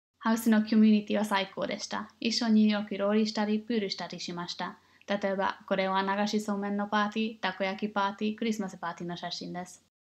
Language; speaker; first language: Japanese; non-native, learner; English